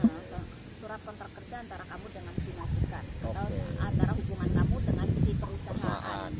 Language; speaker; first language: Indonesian; native; Indonesian